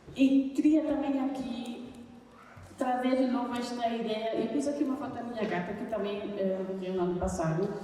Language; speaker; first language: Portuguese; non-native, fluent; German